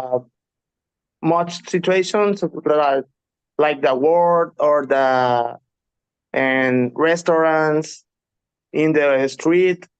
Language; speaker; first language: English; non-native, learner; Spanish